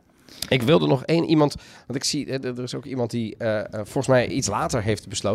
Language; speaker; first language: Dutch; native; Dutch